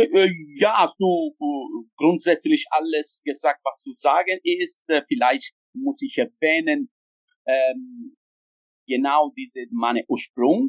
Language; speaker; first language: German; non-native, fluent; Italian